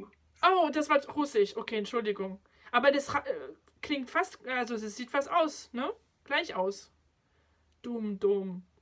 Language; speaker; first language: German; non-native, fluent; French